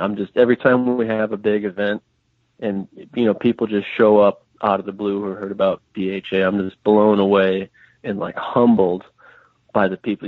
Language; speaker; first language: English; native; English